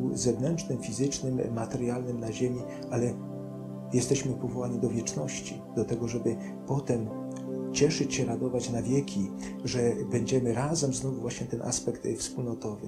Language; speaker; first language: Polish; native; Polish